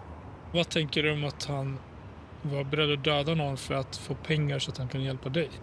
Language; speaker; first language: Swedish; native; Swedish